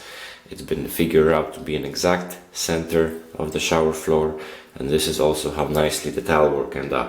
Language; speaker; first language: English; non-native, fluent; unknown